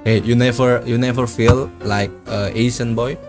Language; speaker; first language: English; non-native, learner; Indonesian